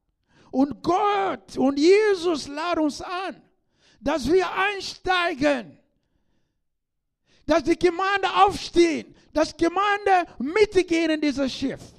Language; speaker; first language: German; non-native, learner; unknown